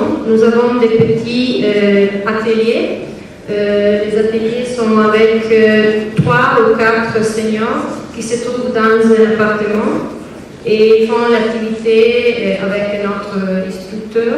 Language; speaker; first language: French; non-native, learner; Italian